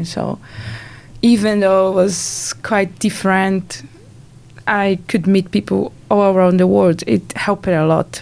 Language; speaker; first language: English; non-native, fluent; Portuguese